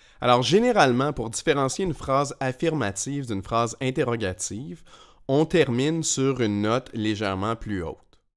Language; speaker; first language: French; native; French